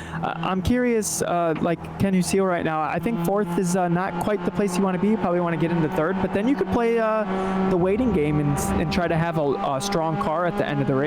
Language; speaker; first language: English; native; English